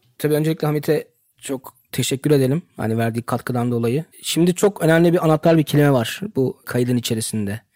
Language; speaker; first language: Turkish; early bilingual, heritage; Turkish